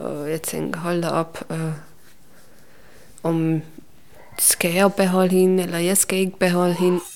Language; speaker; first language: Danish; non-native, learner; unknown